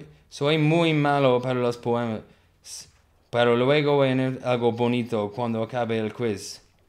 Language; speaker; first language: Spanish; non-native, learner; English